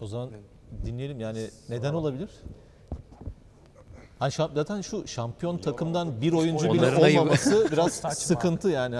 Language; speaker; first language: Turkish; native; Turkish